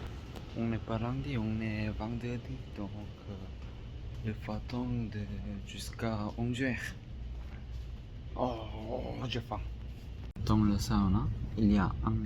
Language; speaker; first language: French; non-native, learner; Korean